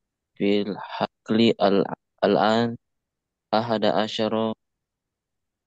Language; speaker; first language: Arabic; non-native, learner; Indonesian